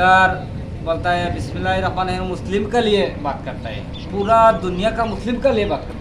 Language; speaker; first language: Hindi; non-native, learner; Bangla